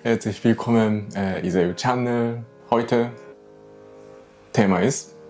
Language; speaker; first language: German; non-native, learner; Japanese